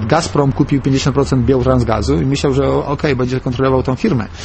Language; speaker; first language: Polish; non-native, fluent; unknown